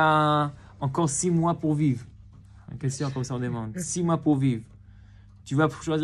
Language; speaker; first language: French; non-native, fluent; Hebrew